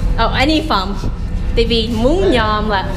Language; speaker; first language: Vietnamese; early bilingual, heritage; Vietnamese